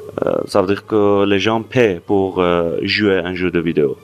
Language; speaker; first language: French; non-native, fluent; Persian